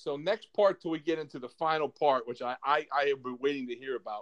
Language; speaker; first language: English; native; English